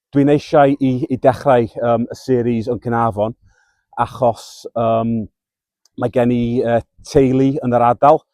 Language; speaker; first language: Welsh; non-native, learner; English